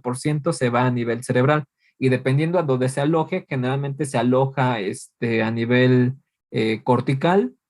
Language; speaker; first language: Spanish; native; Spanish